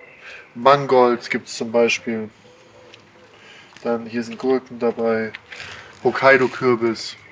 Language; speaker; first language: German; native; German